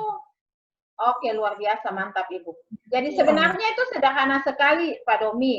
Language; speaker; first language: Indonesian; native; Indonesian